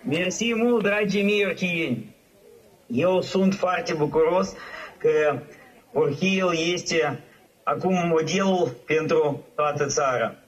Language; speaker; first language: Romanian; non-native, local second language; Russian